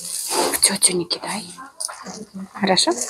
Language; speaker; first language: Russian; native; Russian